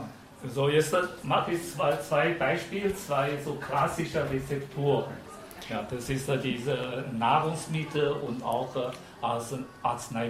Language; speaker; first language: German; non-native, fluent; Chinese